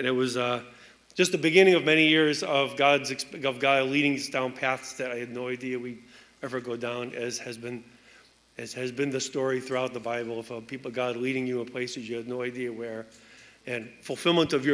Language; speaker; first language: English; native; English